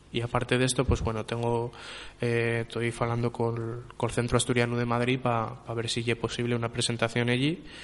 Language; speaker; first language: Spanish; native; Spanish